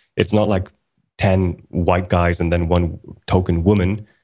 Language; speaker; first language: English; early bilingual, other home language; Swedish